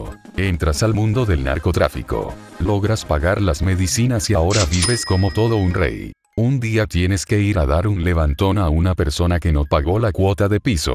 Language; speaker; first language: Spanish; native; Spanish